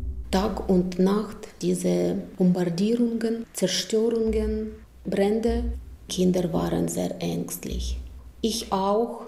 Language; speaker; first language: German; non-native, learner; Ukrainian